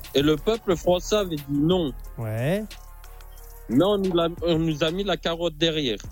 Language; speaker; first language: French; native; French